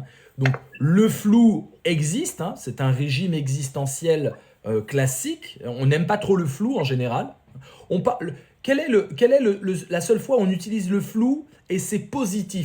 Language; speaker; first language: French; native; French